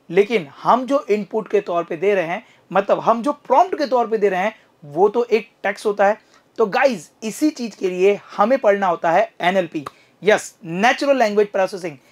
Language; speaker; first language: Hindi; native; Hindi